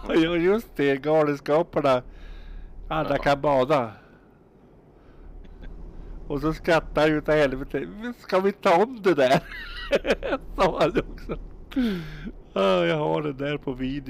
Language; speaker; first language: Swedish; native; Swedish